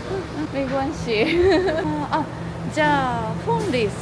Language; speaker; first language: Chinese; non-native, learner; Japanese